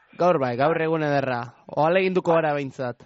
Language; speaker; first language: Basque; native; Basque